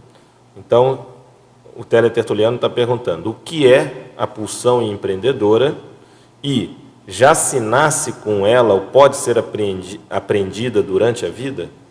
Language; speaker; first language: Portuguese; native; Portuguese